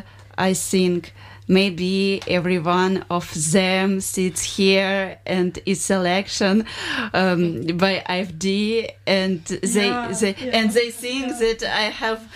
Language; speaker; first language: English; non-native, learner; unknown